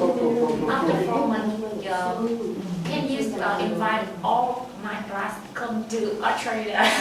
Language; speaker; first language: English; non-native, learner; Vietnamese